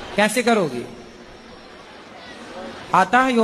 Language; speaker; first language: Hindi; native; Hindi